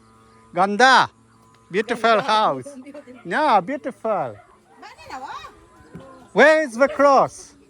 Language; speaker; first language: English; non-native, learner; French